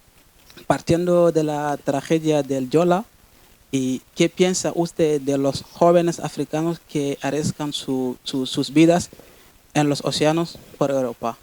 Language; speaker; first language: Spanish; non-native, fluent; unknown